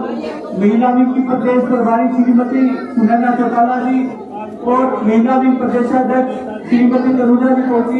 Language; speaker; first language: Hindi; native; Hindi